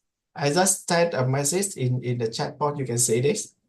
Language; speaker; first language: English; non-native, learner; Indonesian